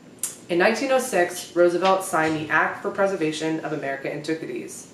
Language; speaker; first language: English; native; English